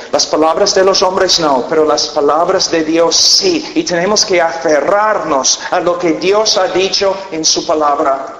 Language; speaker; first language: Spanish; non-native, fluent; English